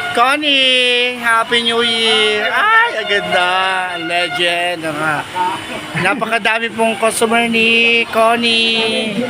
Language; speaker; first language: Filipino; native; Filipino